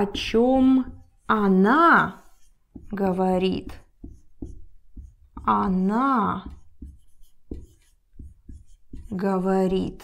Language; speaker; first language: Russian; non-native, learner; English